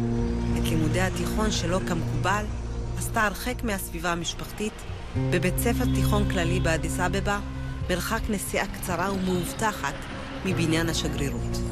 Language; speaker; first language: Hebrew; native; Hebrew